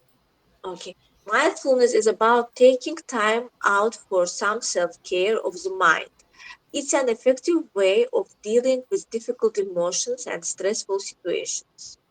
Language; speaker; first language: English; non-native, learner; Azerbaijani